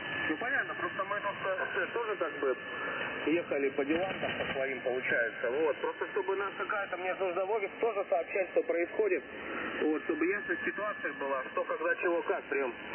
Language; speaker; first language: Russian; native; Russian